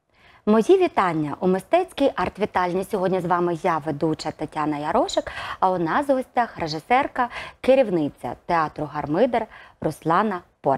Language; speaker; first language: Ukrainian; native; Ukrainian